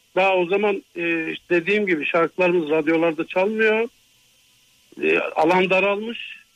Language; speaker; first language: Turkish; native; Turkish